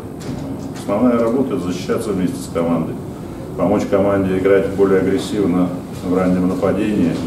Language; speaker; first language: Russian; native; Russian